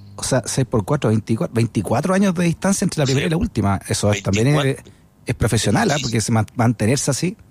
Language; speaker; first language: Spanish; native; Spanish